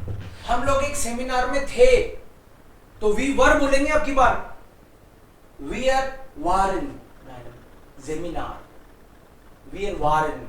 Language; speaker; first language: Hindi; native; Hindi